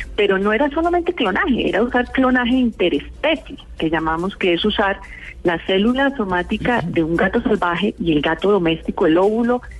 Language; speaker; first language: Spanish; native; Spanish